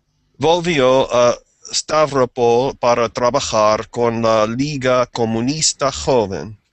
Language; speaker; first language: Spanish; non-native, fluent; English